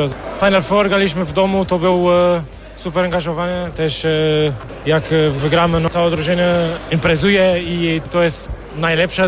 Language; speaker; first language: Polish; non-native, learner; Portuguese